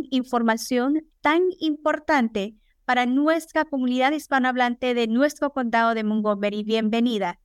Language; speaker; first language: Spanish; native; Spanish